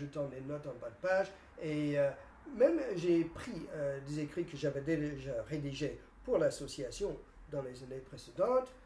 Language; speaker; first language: French; non-native, fluent; English